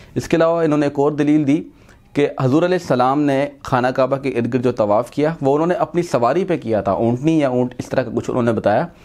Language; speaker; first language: Urdu; non-native, local second language; Punjabi